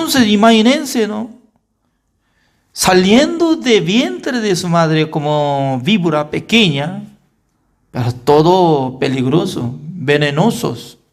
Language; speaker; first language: Spanish; non-native, fluent; Korean